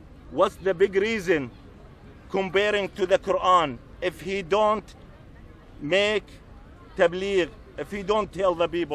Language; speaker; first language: English; non-native, learner; Arabic